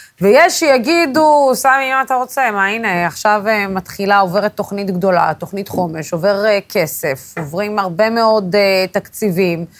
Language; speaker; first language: Hebrew; non-native, local second language; Arabic